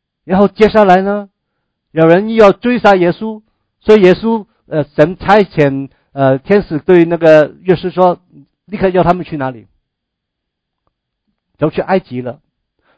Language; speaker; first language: Chinese; native; Chinese